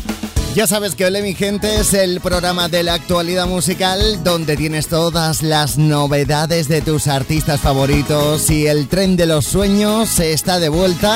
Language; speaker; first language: Spanish; native; Spanish